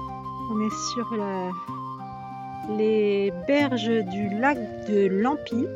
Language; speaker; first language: French; native; French